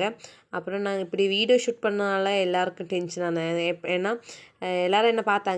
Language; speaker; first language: Tamil; non-native, local second language; Malayalam